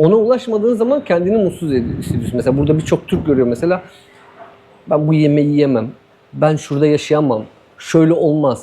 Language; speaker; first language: Turkish; native; Turkish